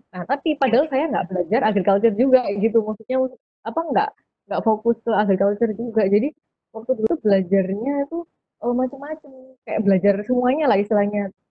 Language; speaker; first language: Indonesian; native; Indonesian